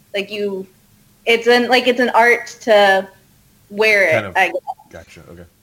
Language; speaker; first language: English; early bilingual, other home language; Hindi